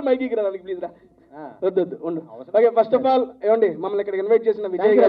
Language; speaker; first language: Telugu; native; Telugu